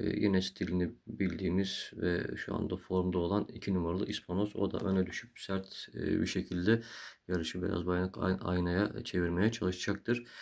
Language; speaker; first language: Turkish; native; Turkish